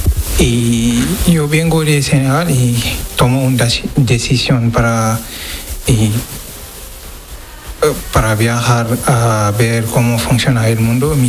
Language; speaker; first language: Spanish; non-native, learner; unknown